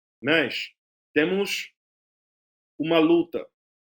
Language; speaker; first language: Portuguese; non-native, fluent; Spanish